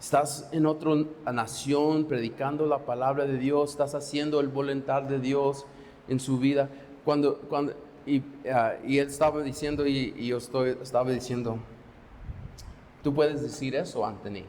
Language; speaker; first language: Spanish; non-native, fluent; English